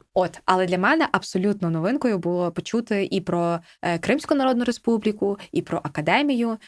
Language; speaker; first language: Ukrainian; native; Ukrainian